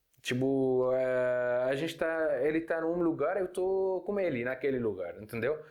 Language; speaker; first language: Portuguese; non-native, fluent; Arabic